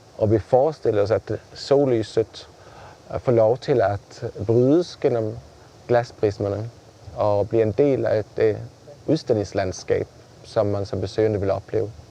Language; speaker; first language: Danish; native; Danish